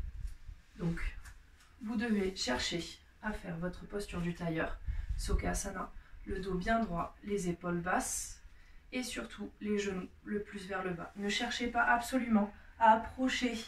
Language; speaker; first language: French; native; French